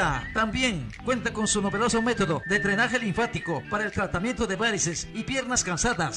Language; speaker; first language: Spanish; native; Spanish